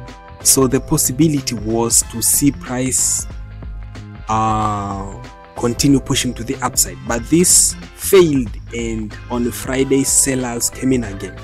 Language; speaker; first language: English; non-native, local second language; Swahili